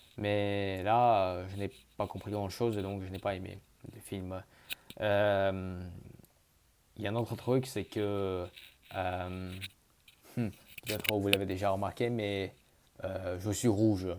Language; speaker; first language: French; early bilingual, other home language; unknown